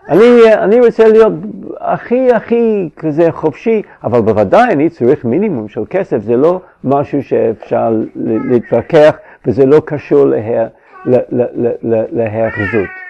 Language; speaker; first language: Hebrew; non-native, fluent; English